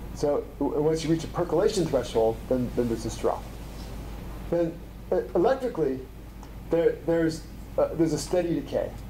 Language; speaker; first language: English; native; English